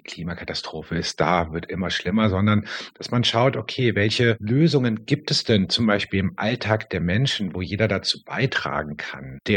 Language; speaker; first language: German; native; German